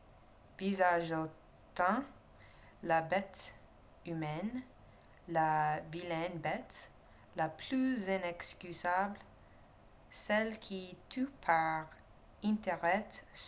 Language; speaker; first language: French; non-native, learner; English